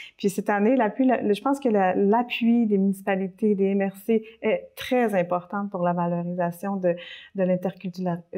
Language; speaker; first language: French; early bilingual, other home language; Spanish